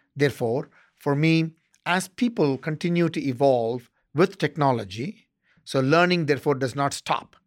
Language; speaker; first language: English; non-native, local second language; Tamil